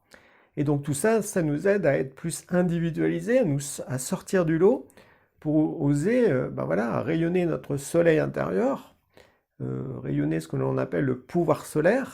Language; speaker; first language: French; native; French